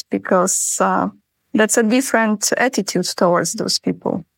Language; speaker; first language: English; non-native, fluent; Polish